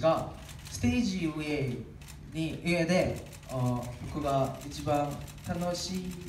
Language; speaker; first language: Japanese; non-native, learner; Korean